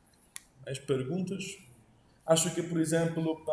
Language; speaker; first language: Portuguese; non-native, learner; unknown